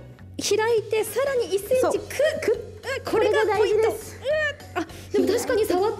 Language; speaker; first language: Japanese; native; Japanese